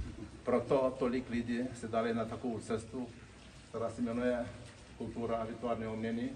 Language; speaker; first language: Czech; non-native, fluent; Romanian